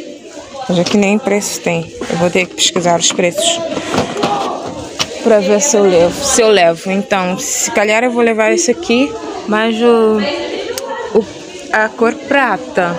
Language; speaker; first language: Portuguese; non-native, local second language; Kabuverdianu